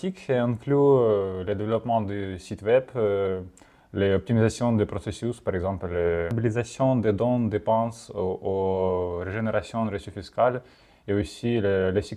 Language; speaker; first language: French; non-native, fluent; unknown